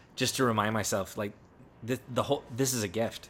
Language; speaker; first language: English; native; English